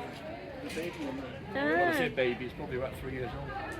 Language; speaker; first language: English; native; English